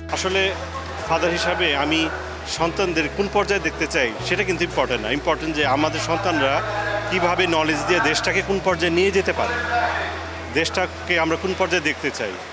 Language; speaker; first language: Bangla; native; Bangla